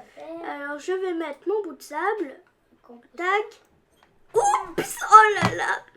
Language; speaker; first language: French; native; French